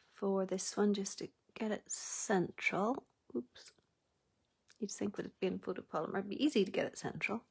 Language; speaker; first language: English; native; English